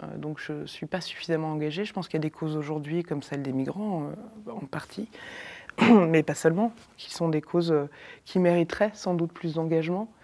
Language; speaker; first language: French; native; French